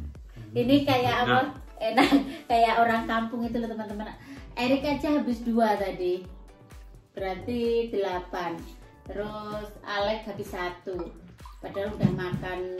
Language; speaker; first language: Indonesian; non-native, local second language; Javanese